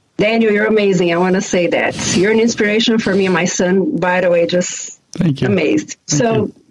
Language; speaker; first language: English; non-native, fluent; Portuguese